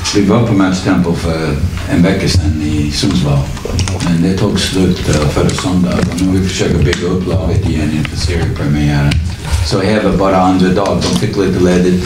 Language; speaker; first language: Swedish; non-native, learner; English